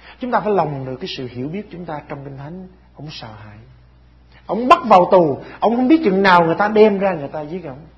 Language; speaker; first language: Vietnamese; early bilingual, heritage; Vietnamese